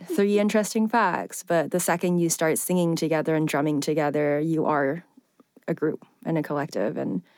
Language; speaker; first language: English; early bilingual, other home language; Chinese